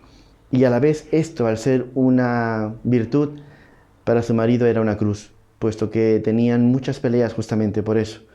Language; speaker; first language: Spanish; native; Spanish